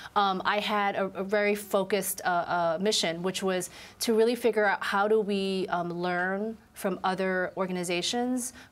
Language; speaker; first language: English; native; English